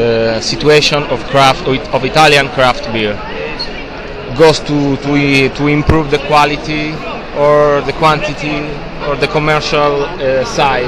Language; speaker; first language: English; non-native, learner; Italian